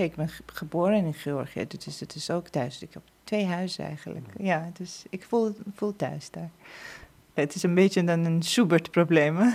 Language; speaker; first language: Dutch; non-native, fluent; Georgian